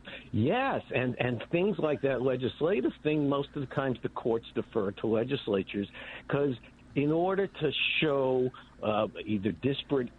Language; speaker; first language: English; native; English